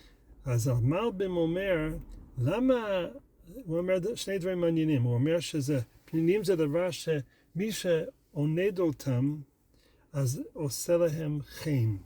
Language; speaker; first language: Hebrew; non-native, fluent; English